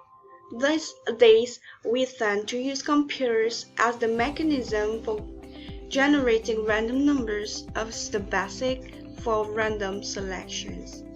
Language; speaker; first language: English; non-native, learner; Indonesian